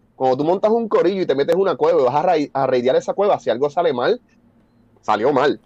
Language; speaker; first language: Spanish; native; Spanish